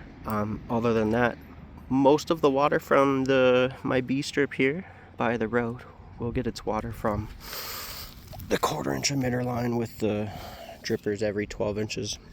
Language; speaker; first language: English; native; English